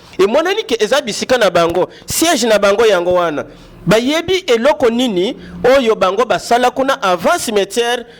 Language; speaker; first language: Lingala; native; Lingala